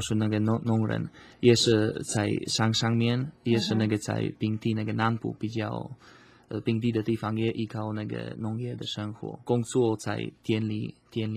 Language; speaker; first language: Chinese; non-native, fluent; Slovak